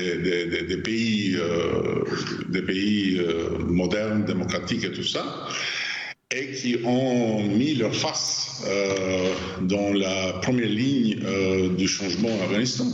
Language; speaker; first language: French; non-native, fluent; Albanian